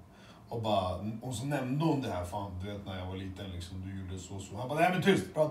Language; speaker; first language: Swedish; early bilingual, other home language; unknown